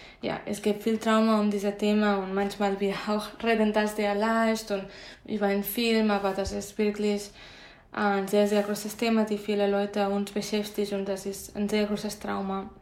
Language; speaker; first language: German; non-native, fluent; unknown